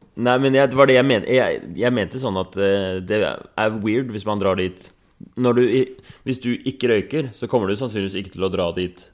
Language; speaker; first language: Norwegian; native; Norwegian